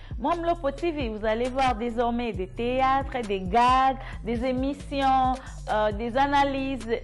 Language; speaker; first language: French; non-native, local second language; Lingala